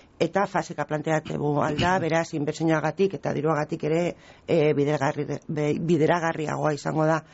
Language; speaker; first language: Basque; non-native, local second language; Spanish